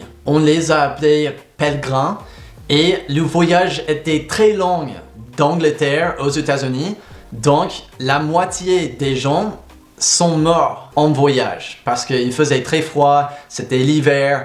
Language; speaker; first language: French; non-native, fluent; English